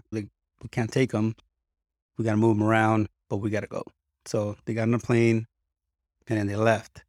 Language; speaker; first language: English; early bilingual, other home language; Spanish